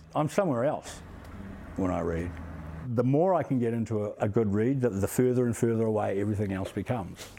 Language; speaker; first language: English; native; English